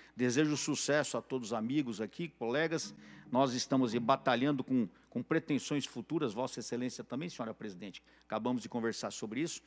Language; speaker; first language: Portuguese; native; Portuguese